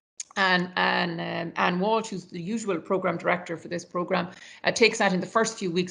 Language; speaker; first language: English; native; English